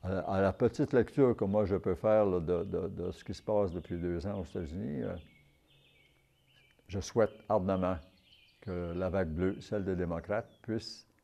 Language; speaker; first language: French; native; French